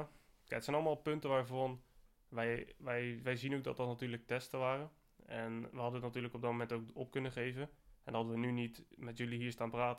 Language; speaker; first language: Dutch; native; Dutch